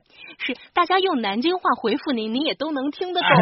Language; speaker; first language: Chinese; native; Chinese